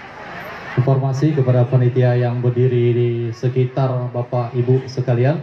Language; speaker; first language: Indonesian; native; Indonesian